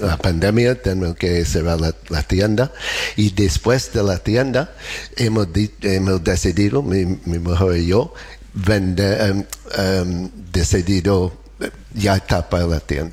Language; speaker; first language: Spanish; non-native, learner; English